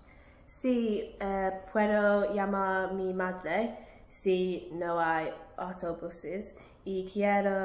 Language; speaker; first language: Spanish; non-native, learner; English